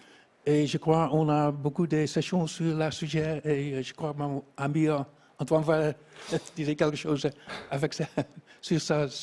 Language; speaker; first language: French; non-native, fluent; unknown